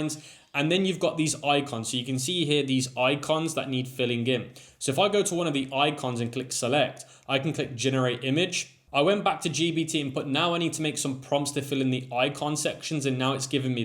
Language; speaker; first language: English; native; English